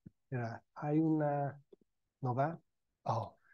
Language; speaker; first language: Spanish; non-native, fluent; English